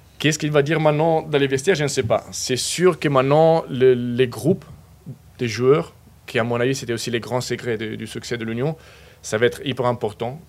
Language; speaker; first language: French; non-native, fluent; Spanish